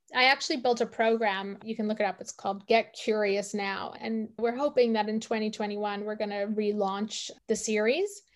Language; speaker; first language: English; native; English